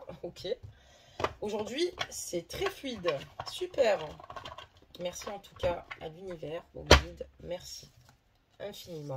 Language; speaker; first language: French; native; French